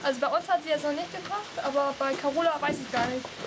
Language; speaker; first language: German; native; German